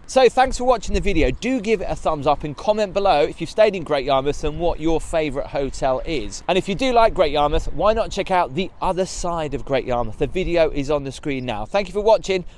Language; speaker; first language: English; native; English